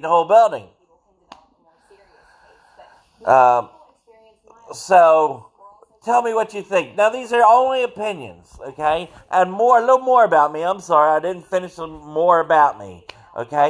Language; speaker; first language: English; native; English